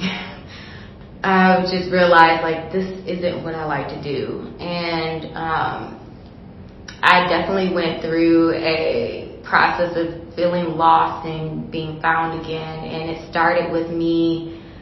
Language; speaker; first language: English; native; English